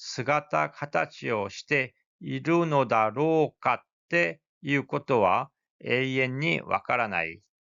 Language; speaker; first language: Japanese; non-native, fluent; Korean